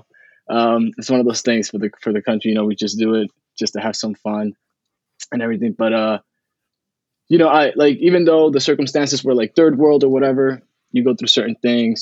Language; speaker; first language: English; early bilingual, other home language; Spanish